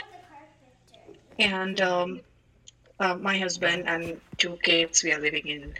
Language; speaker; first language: English; non-native, local second language; Malayalam